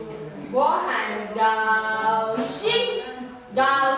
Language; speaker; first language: Chinese; non-native, learner; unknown